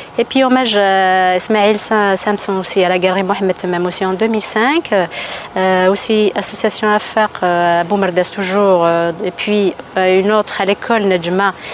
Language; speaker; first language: French; non-native, local second language; Kabyle